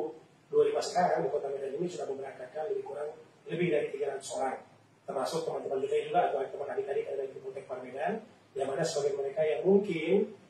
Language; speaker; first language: Indonesian; native; Indonesian